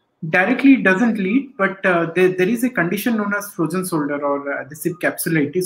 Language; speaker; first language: Hindi; non-native, local second language; Odia